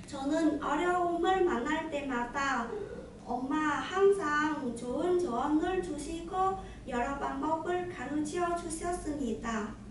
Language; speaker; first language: Korean; non-native, learner; Vietnamese